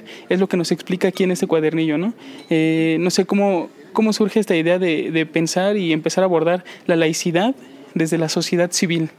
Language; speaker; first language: Spanish; native; Spanish